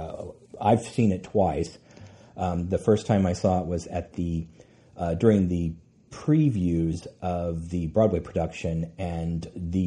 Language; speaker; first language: English; native; English